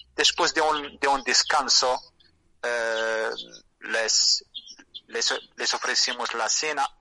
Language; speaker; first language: Spanish; non-native, fluent; Arabic